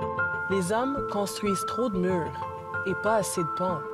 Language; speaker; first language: French; early bilingual, other home language; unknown